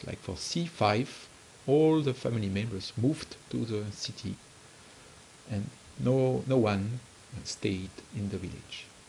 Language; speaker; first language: English; non-native, fluent; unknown